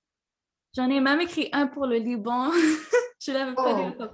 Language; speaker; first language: French; early bilingual, heritage; French